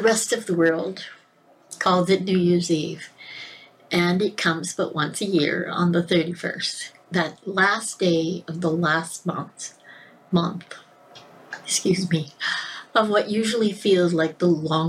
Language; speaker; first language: English; native; English